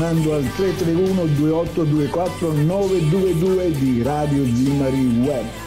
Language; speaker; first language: Italian; native; Italian